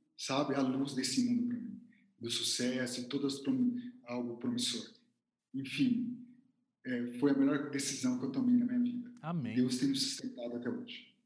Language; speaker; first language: Portuguese; native; Portuguese